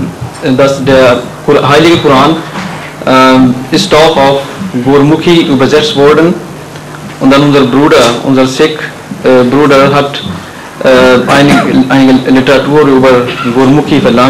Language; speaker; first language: German; non-native, fluent; Urdu